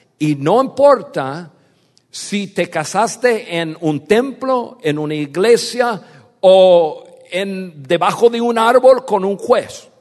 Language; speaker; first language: Spanish; non-native, fluent; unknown